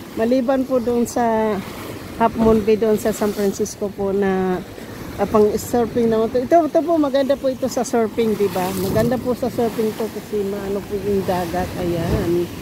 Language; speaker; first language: Filipino; non-native, local second language; Cebuano